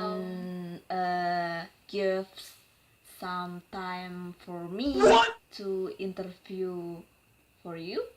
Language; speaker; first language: English; non-native, learner; Indonesian